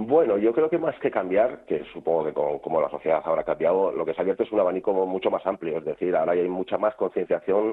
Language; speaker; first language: Spanish; native; Spanish